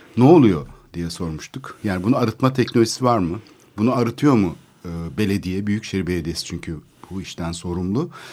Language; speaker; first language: Turkish; native; Turkish